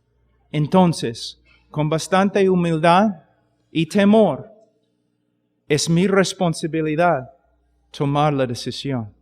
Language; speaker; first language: Spanish; non-native, fluent; English